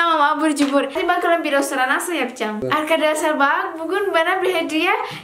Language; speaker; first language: Turkish; non-native, learner; Indonesian